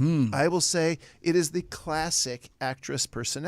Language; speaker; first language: English; native; English